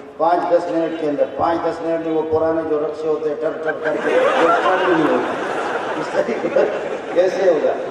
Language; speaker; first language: Urdu; non-native, local second language; Brahui